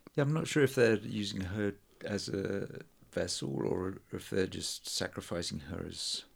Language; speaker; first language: English; native; English